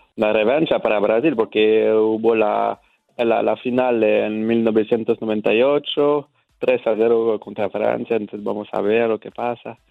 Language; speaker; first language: Spanish; non-native, fluent; French